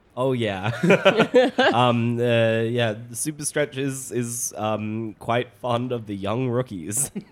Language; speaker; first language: English; native; English